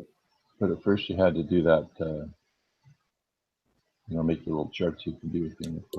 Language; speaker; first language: English; native; English